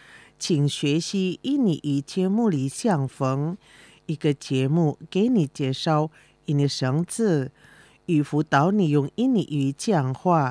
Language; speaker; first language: Chinese; early bilingual, heritage; Chinese